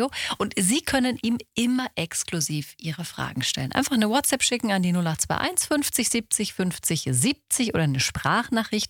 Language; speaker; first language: German; native; German